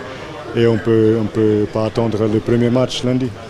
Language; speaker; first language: French; non-native, fluent; English